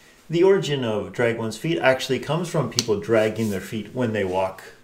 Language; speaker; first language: English; native; English